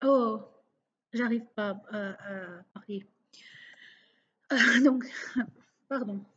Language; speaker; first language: French; non-native, local second language; Portuguese